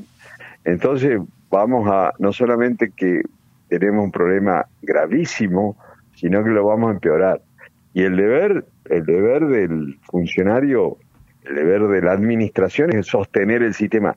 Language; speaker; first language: Spanish; native; Spanish